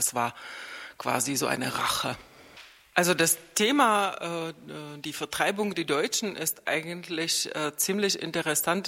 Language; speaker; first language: German; non-native, fluent; Czech